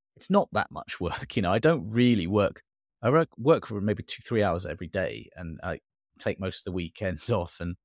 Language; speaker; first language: English; native; English